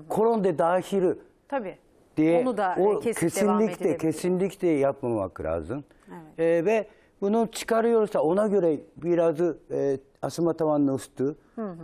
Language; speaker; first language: Turkish; non-native, learner; Japanese